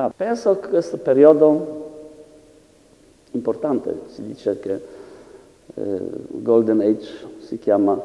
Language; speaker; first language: Italian; non-native, learner; Polish